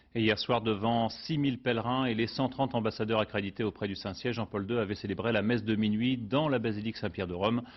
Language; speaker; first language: French; native; French